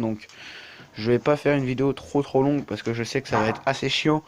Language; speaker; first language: French; native; French